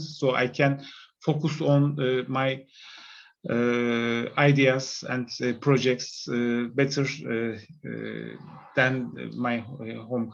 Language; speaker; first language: English; non-native, learner; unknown